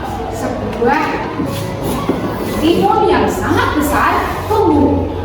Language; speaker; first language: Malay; non-native, local second language; Javanese